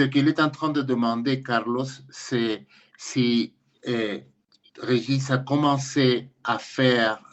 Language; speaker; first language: French; non-native, fluent; Spanish